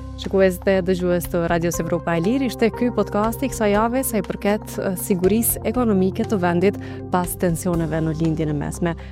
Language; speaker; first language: Albanian; native; Albanian